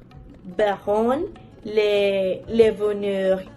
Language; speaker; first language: French; non-native, learner; Spanish